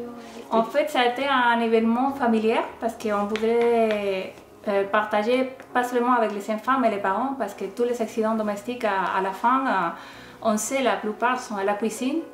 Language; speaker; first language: French; non-native, fluent; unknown